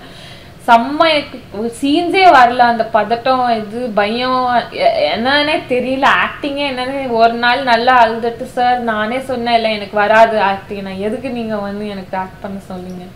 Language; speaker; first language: Tamil; non-native, fluent; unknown